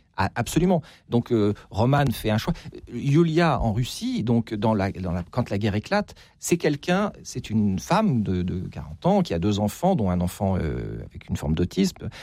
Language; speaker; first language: French; native; French